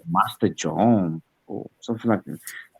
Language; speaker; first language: English; non-native, learner; Portuguese